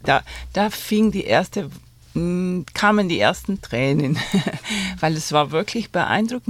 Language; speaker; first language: German; non-native, fluent; Spanish